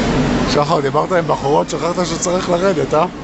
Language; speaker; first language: Hebrew; native; Hebrew